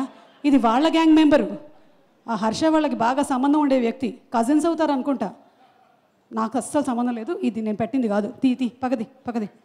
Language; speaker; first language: Telugu; native; Telugu